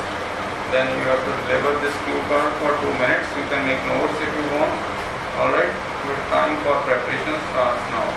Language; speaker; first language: English; non-native, local second language; Punjabi